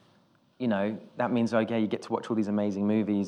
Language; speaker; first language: English; native; English